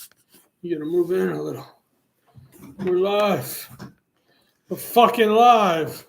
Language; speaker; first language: English; native; English